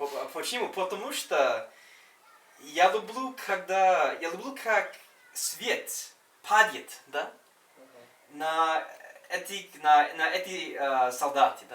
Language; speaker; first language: Russian; non-native, fluent; English